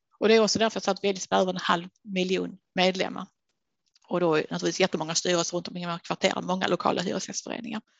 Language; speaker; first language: Swedish; native; Swedish